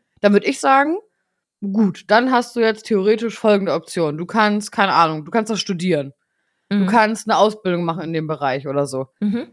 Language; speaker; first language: German; native; German